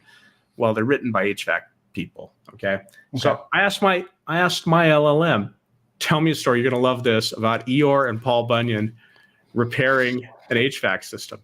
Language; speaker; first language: English; native; English